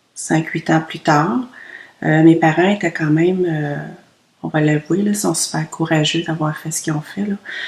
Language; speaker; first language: French; early bilingual, other home language; Vietnamese